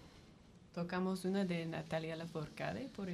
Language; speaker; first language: Spanish; non-native, fluent; English